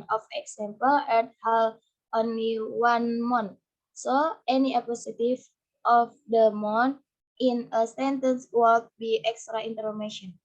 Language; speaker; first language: English; non-native, learner; Indonesian